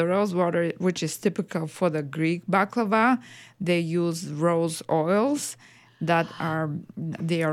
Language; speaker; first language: English; non-native, fluent; Bulgarian